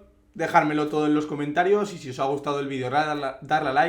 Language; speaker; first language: Spanish; native; Spanish